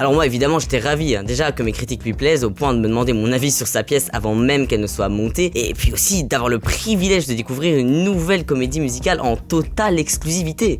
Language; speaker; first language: French; native; French